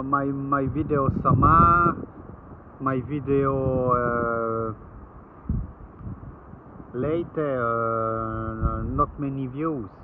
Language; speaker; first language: English; non-native, learner; French